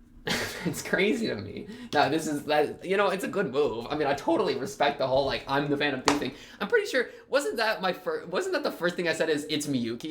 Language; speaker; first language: English; native; English